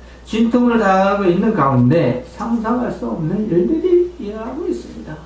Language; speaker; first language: Korean; native; Korean